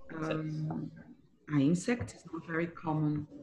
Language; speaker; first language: English; non-native, fluent; Portuguese